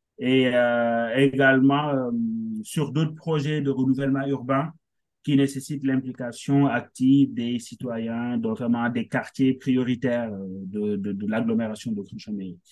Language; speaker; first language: French; non-native, local second language; Wolof